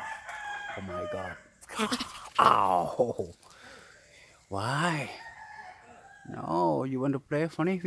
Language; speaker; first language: English; non-native, learner; Khmer